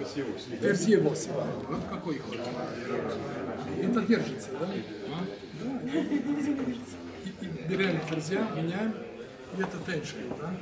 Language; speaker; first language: Russian; non-native, learner; Serbian